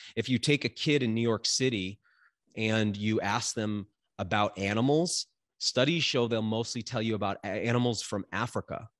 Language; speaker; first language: English; native; English